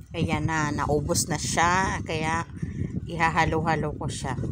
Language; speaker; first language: Filipino; native; Filipino